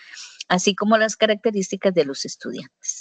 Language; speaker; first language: Spanish; native; Spanish